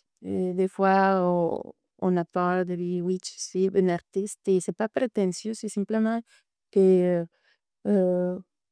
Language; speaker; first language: French; non-native, fluent; Spanish